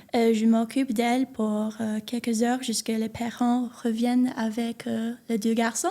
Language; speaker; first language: French; non-native, learner; English